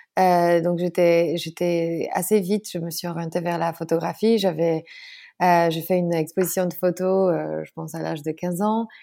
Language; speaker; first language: French; non-native, fluent; Polish